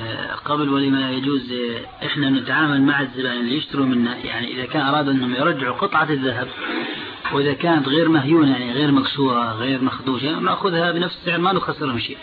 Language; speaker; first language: Arabic; native; Arabic